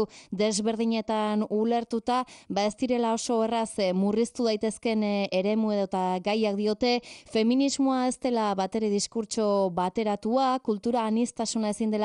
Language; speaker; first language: Basque; native; Basque